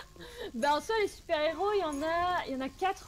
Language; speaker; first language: French; native; French